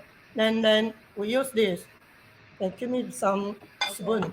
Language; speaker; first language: English; non-native, learner; Chinese